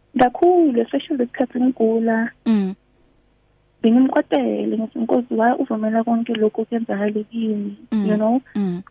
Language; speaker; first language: Zulu; non-native, local second language; Tswana